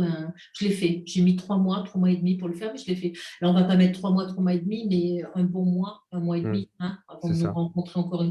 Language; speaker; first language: French; native; French